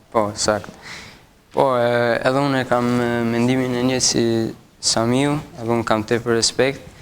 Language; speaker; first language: Albanian; early bilingual, heritage; Albanian